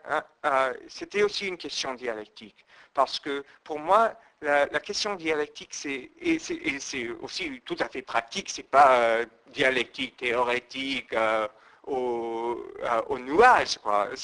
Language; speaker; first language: French; non-native, fluent; English